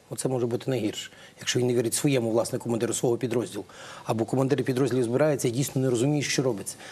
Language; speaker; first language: Ukrainian; native; Ukrainian